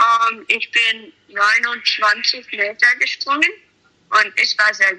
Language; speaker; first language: German; non-native, learner; English